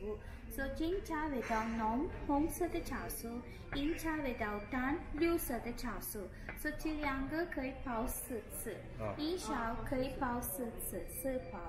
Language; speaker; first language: Chinese; non-native, learner; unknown